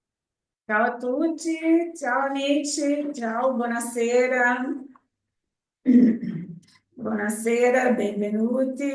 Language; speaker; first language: Italian; non-native, fluent; Portuguese